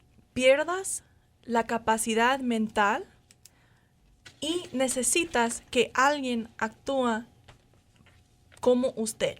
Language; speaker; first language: Spanish; non-native, fluent; English